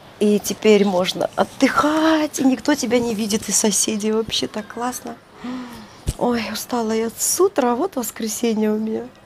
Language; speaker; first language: Russian; non-native, local second language; Georgian